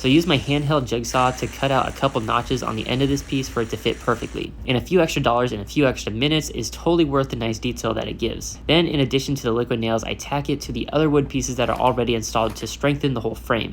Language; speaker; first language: English; native; English